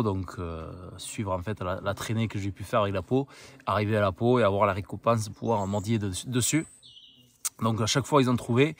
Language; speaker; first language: French; native; French